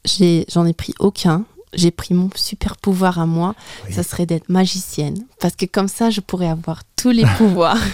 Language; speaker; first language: French; native; French